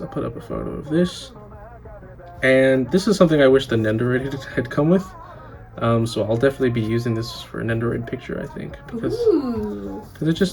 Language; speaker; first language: English; native; English